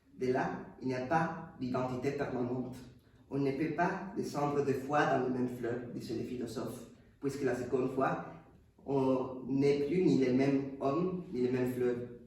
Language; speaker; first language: French; non-native, fluent; Spanish